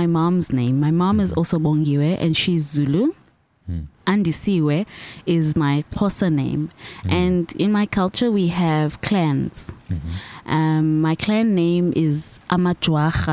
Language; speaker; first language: English; non-native, local second language; Xhosa